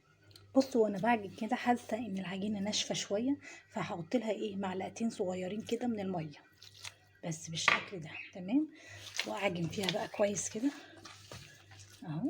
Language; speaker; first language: Arabic; native; Arabic